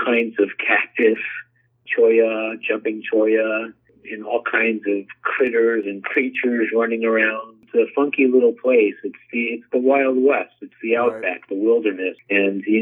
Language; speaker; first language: English; native; English